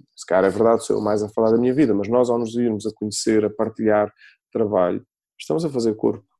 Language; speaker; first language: Portuguese; native; Portuguese